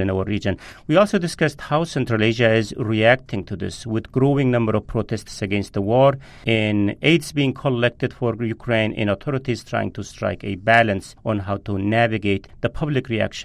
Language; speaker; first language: English; non-native, fluent; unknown